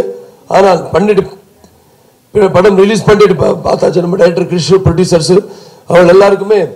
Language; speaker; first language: Tamil; non-native, local second language; Telugu